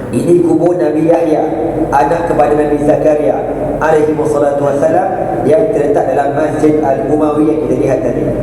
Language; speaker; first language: Malay; native; Malay